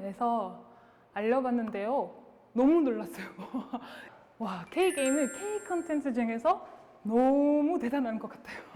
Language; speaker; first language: Korean; non-native, fluent; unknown